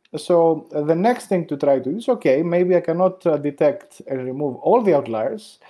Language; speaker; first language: English; non-native, fluent; Greek